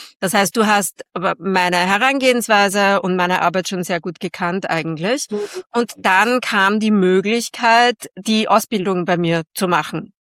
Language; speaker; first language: German; native; German